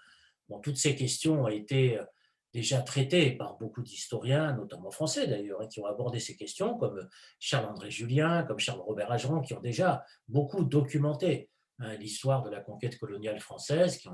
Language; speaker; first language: French; native; French